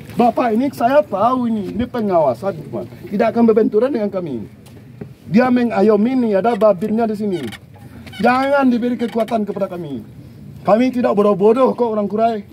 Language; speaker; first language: Indonesian; non-native, local second language; Minangkabau